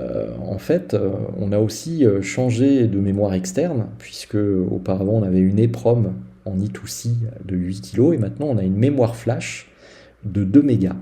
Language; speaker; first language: French; native; French